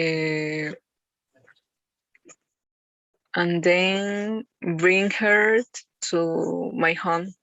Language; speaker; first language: English; non-native, learner; Spanish